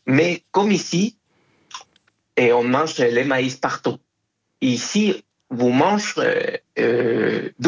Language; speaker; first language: French; non-native, fluent; Spanish